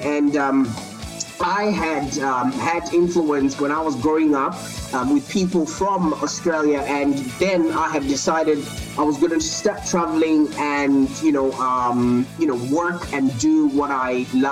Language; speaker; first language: English; non-native, local second language; Shona